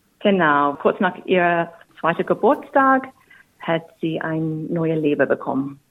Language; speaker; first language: German; non-native, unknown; English